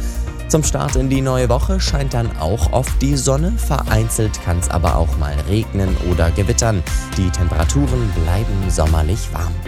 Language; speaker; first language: German; native; German